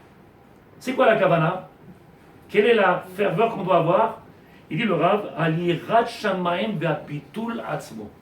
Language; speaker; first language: French; native; French